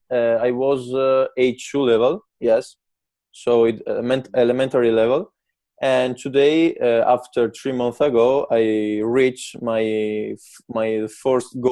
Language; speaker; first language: English; non-native, learner; Italian